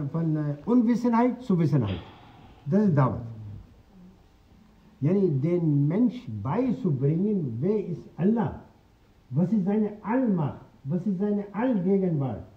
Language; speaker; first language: German; non-native, fluent; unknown